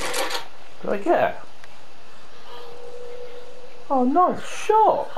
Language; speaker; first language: English; native; English